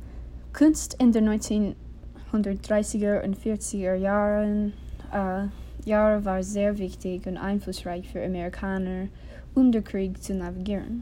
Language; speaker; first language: German; non-native, learner; English